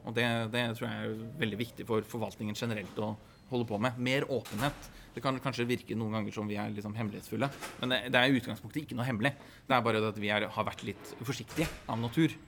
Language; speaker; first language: Norwegian; native; Norwegian